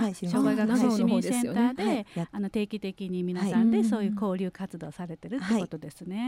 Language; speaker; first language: Japanese; native; Japanese